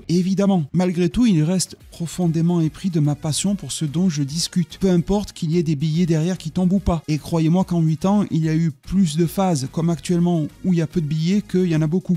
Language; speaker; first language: French; native; French